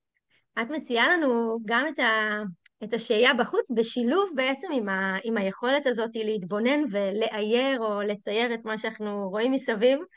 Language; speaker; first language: Hebrew; native; Hebrew